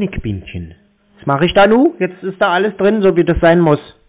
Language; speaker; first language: German; native; German